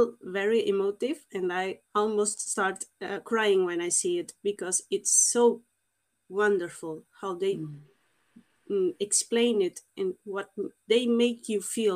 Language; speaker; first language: English; non-native, fluent; Portuguese